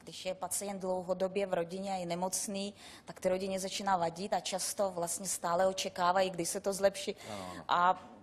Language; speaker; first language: Czech; non-native, fluent; Russian